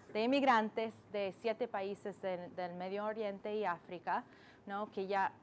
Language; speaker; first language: Spanish; non-native, fluent; English